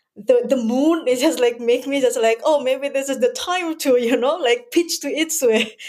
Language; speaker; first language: English; non-native, fluent; Indonesian